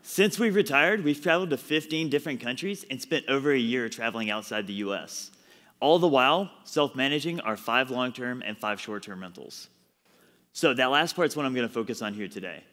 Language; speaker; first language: English; native; English